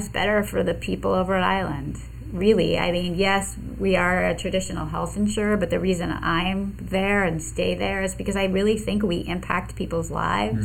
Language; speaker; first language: English; native; English